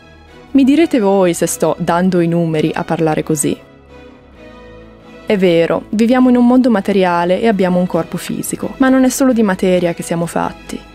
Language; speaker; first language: Italian; native; Italian